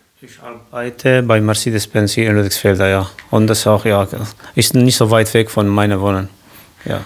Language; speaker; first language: German; non-native, learner; Kurdish